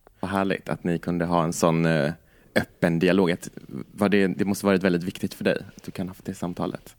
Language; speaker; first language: Swedish; native; Swedish